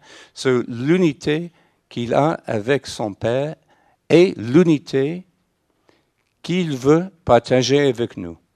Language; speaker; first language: French; non-native, fluent; English